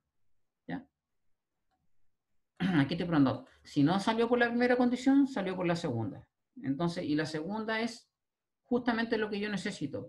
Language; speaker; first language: Spanish; native; Spanish